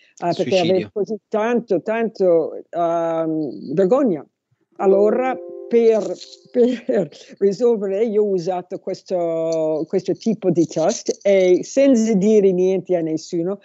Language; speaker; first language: Italian; non-native, learner; English